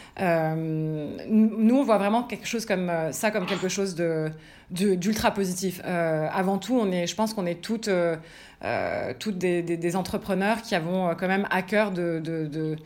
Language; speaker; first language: French; native; French